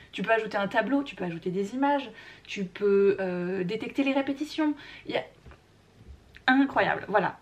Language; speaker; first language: French; native; French